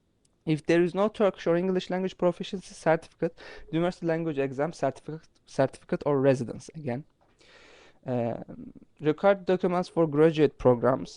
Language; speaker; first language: English; non-native, fluent; Turkish